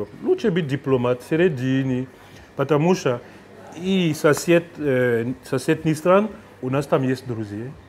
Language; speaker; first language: Russian; non-native, fluent; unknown